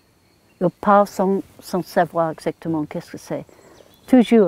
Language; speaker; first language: French; non-native, learner; English